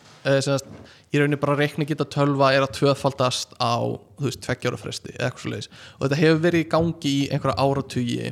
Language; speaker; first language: Icelandic; native; Icelandic